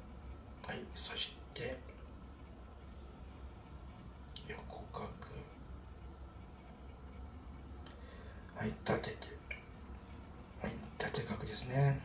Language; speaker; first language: Japanese; native; Japanese